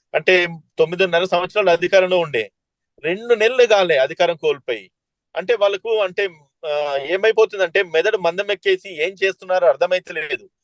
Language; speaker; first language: Telugu; native; Telugu